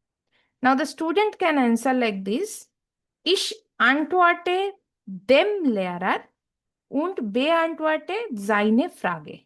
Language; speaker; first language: German; non-native, fluent; Hindi